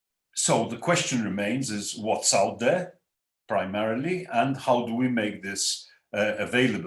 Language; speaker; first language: English; non-native, local second language; Maltese